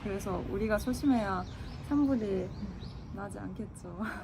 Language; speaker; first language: Korean; non-native, fluent; Turkish